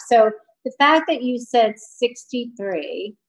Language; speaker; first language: English; native; English